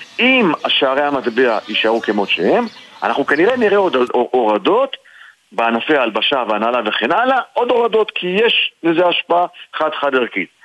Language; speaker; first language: Hebrew; native; Hebrew